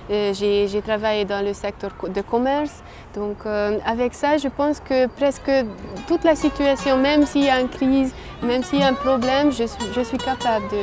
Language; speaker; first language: French; non-native, fluent; Hungarian